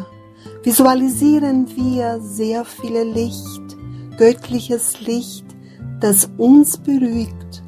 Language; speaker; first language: German; non-native, fluent; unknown